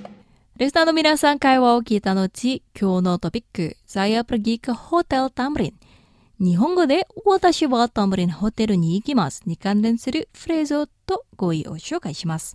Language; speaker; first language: Japanese; non-native, fluent; Indonesian